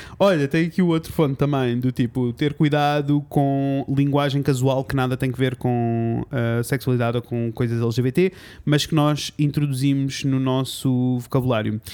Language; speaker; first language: Portuguese; native; Portuguese